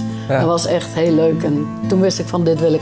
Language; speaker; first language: Dutch; native; Dutch